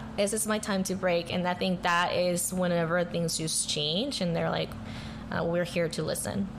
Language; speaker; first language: English; early bilingual, other home language; Spanish